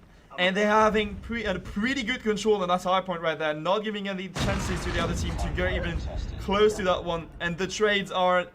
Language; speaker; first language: English; non-native, fluent; French